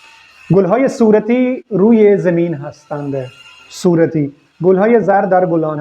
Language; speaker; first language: Persian; non-native, fluent; Urdu